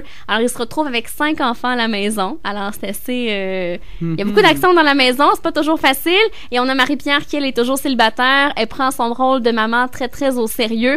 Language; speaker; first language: French; native; French